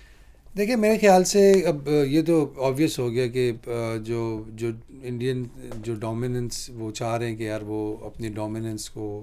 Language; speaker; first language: Urdu; native; Urdu